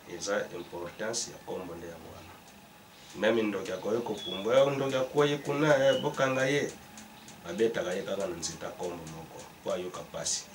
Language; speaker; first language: Lingala; non-native, local second language; Kongo